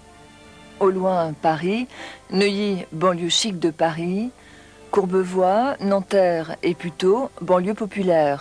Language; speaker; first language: French; native; French